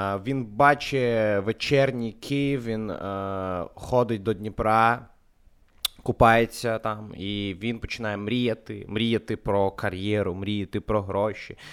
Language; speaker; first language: Ukrainian; non-native, local second language; Russian